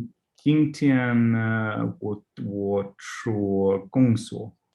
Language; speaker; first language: Chinese; non-native, learner; English